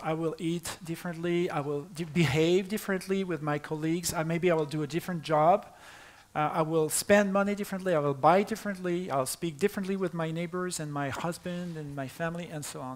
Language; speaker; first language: English; non-native, fluent; French